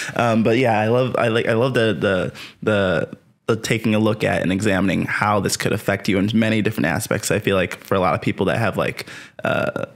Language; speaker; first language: English; native; English